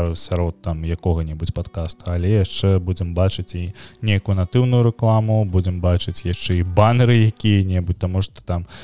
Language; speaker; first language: Belarusian; non-native, local second language; Russian